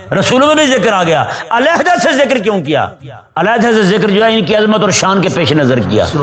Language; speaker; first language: Urdu; non-native, local second language; Punjabi